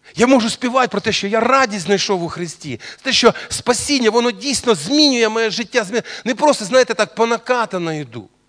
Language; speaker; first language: Ukrainian; non-native, local second language; Russian